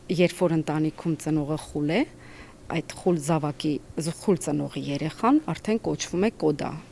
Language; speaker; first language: Armenian; non-native, local second language; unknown